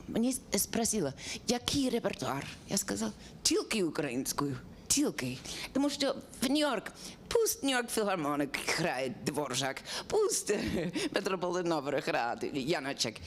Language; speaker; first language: Ukrainian; non-native, learner; English